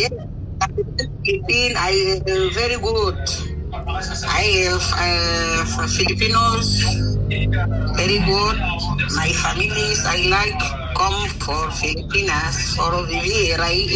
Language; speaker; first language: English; non-native, learner; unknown